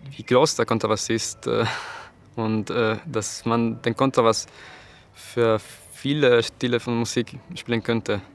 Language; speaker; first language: German; non-native, fluent; Spanish